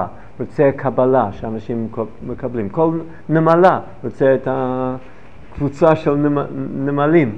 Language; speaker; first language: Hebrew; non-native, fluent; English